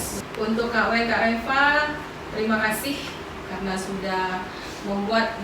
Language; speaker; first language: Indonesian; non-native, local second language; Minangkabau